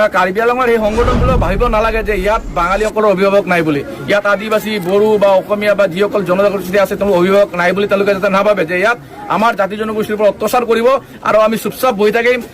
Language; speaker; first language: Assamese; non-native, local second language; Bangla